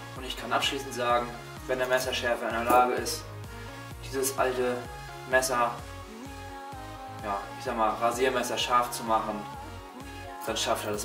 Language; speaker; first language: German; native; German